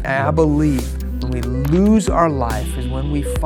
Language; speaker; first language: English; early bilingual, other home language; Persian